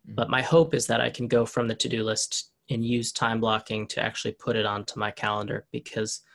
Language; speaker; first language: English; native; English